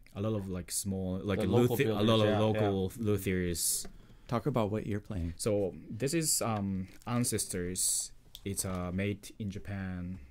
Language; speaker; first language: English; non-native, fluent; Japanese